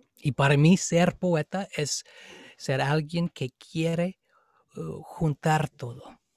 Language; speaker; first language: Spanish; non-native, fluent; English